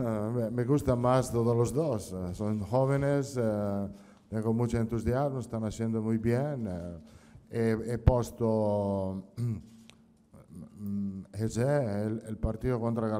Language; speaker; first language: Spanish; non-native, fluent; Italian